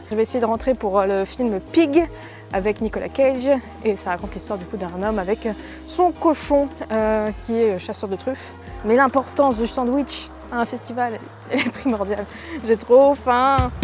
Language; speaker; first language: French; native; French